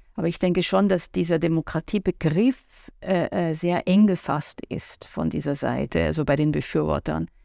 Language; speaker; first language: German; native; German